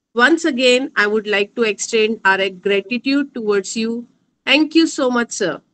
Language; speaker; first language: English; non-native, local second language; Marathi